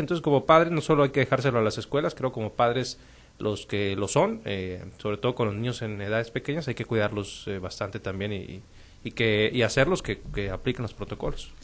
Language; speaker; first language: Spanish; native; Spanish